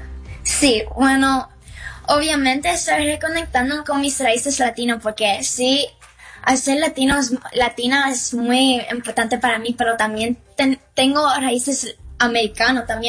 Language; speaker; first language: Spanish; early bilingual, heritage; Spanish